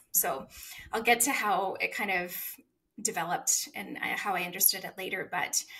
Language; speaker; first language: English; native; English